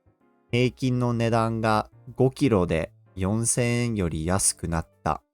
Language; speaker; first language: Japanese; non-native, fluent; English